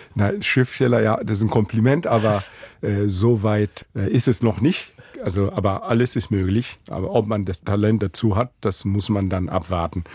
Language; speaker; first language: German; non-native, fluent; Mossi